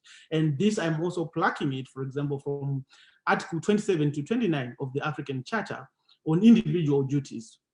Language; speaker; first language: English; non-native, local second language; Shona